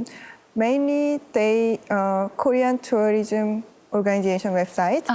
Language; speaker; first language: English; non-native, learner; Korean